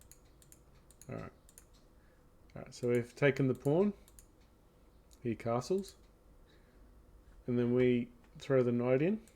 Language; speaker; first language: English; native; English